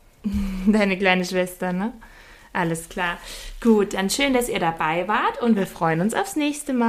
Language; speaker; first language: German; native; German